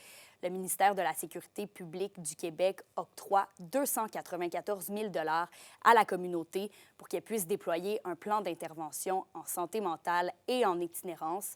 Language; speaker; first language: French; native; French